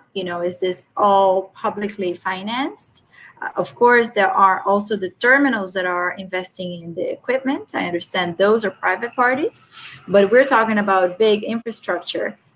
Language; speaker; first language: English; non-native, fluent; Portuguese